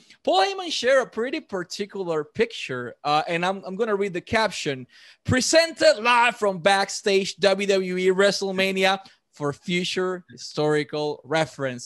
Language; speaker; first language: English; non-native, local second language; Spanish